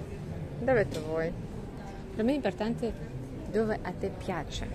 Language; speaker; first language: Italian; non-native, learner; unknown